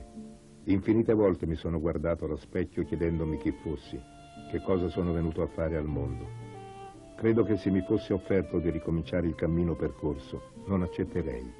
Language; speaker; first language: Italian; native; Italian